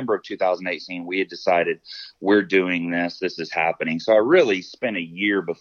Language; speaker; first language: English; native; English